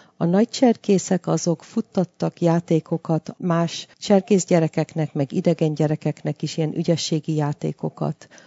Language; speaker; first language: Hungarian; early bilingual, heritage; Hungarian